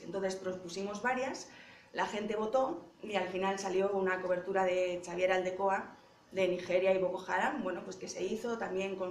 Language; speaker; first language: Spanish; native; Spanish